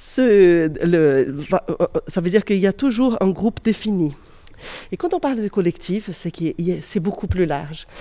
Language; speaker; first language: French; non-native, fluent; Portuguese